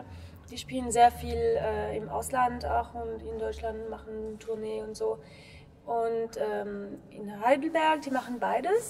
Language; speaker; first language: German; non-native, fluent; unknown